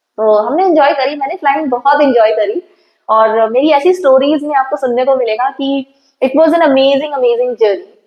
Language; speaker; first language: Hindi; native; Hindi